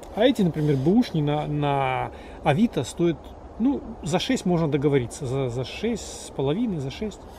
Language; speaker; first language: Russian; native; Russian